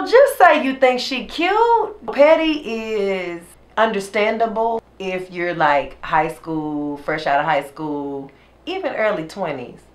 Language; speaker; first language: English; native; English